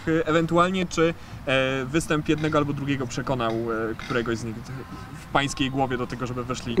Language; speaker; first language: Polish; native; Polish